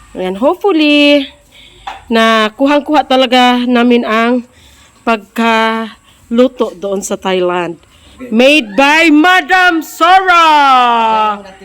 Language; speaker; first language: Filipino; non-native, local second language; Cebuano